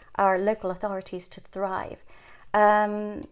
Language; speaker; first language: English; native; English